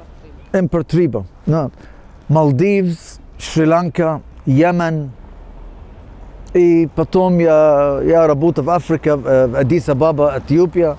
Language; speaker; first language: Ukrainian; non-native, learner; English